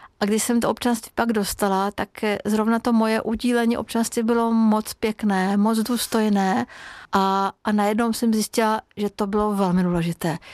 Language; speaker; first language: Czech; non-native, fluent; Hungarian